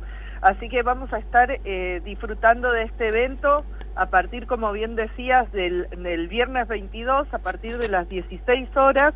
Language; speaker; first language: Spanish; native; Spanish